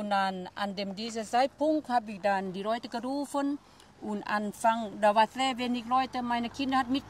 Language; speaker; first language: German; non-native, fluent; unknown